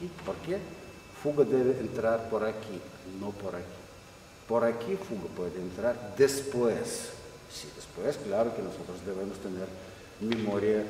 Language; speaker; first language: Spanish; non-native, learner; Russian